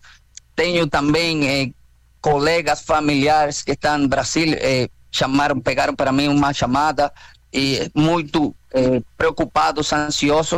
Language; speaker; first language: Portuguese; non-native, fluent; Spanish